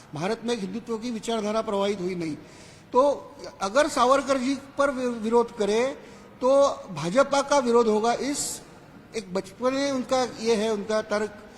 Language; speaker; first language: Hindi; non-native, local second language; Marathi